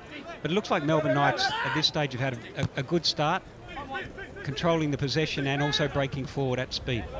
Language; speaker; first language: English; native; English